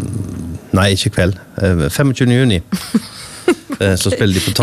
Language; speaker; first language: Norwegian; native; Norwegian